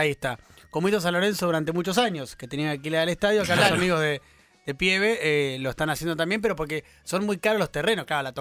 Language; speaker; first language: Spanish; native; Spanish